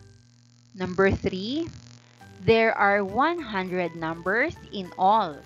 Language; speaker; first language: English; non-native, local second language; Filipino